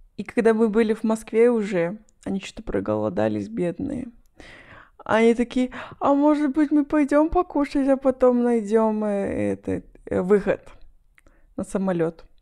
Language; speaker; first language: Russian; non-native, fluent; Spanish